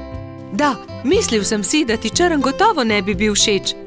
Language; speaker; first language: Slovenian; native; Slovenian